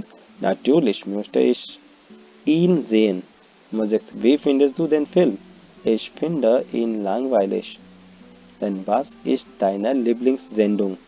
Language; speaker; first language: German; non-native, fluent; Hindi